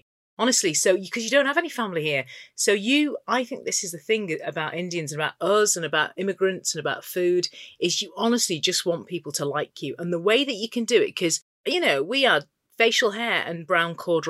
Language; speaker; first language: English; native; English